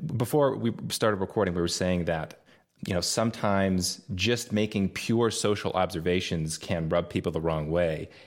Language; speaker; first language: English; native; English